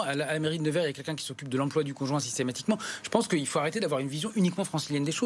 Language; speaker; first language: French; native; French